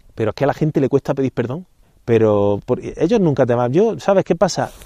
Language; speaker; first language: Spanish; native; Spanish